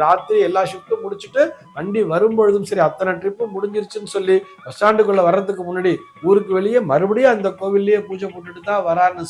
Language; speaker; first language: Tamil; native; Tamil